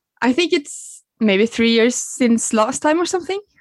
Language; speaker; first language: English; non-native, fluent; Norwegian